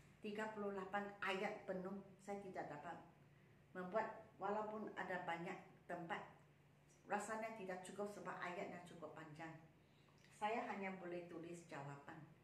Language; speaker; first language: Malay; native; Malay